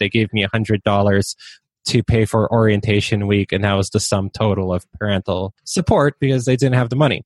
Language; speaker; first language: English; non-native, fluent; Polish